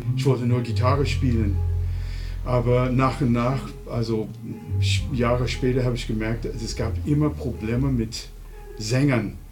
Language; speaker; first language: German; non-native, fluent; English